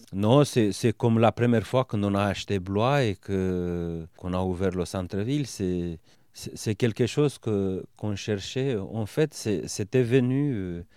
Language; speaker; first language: French; non-native, fluent; Romanian